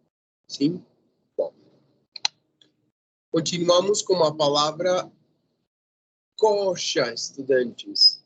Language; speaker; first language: Portuguese; non-native, fluent; Spanish